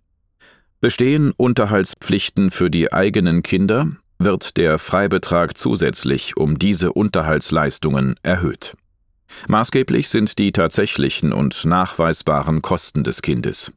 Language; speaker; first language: German; native; German